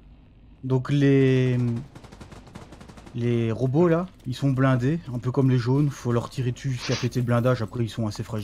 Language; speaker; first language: French; native; French